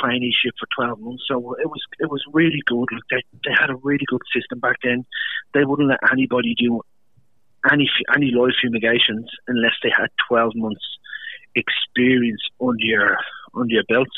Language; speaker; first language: English; native; English